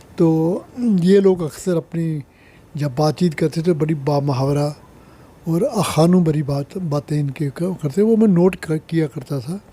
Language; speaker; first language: Hindi; non-native, local second language; Punjabi